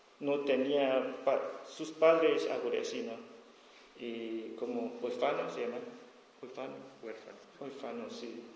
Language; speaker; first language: Spanish; non-native, learner; S'gaw Karen